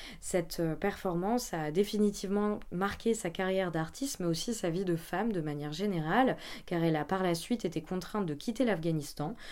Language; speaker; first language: French; native; French